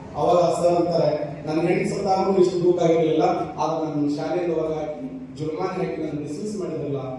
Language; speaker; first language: Kannada; native; Kannada